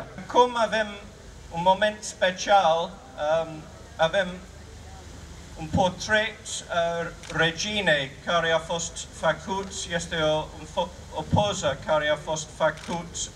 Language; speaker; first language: Romanian; non-native, fluent; English